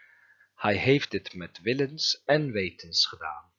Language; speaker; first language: Dutch; non-native, fluent; Turkish